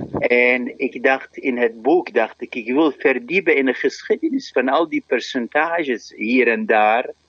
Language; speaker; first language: Dutch; non-native, fluent; Arabic